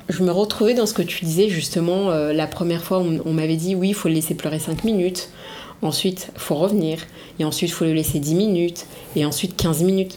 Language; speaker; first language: French; early bilingual, other home language; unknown